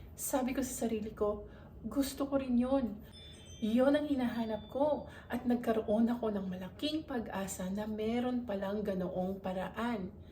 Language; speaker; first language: Filipino; native; Filipino